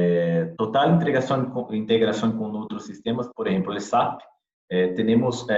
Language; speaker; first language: Spanish; non-native, fluent; Portuguese